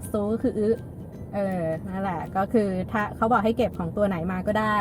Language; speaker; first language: Thai; native; Thai